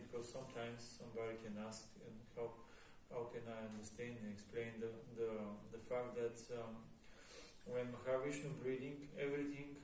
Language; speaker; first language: English; non-native, fluent; Bulgarian